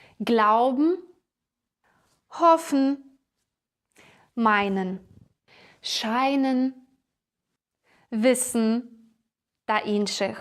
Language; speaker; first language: German; non-native, fluent; Ukrainian